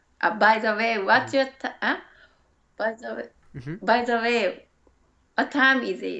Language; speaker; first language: English; non-native, learner; Japanese